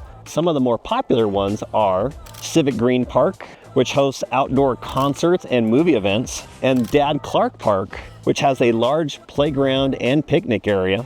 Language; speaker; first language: English; native; English